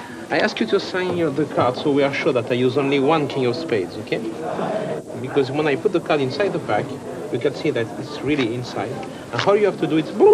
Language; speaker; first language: English; non-native, fluent; Swedish